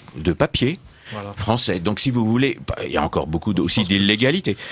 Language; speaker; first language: French; native; French